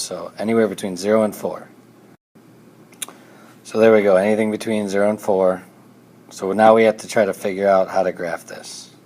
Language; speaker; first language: English; native; English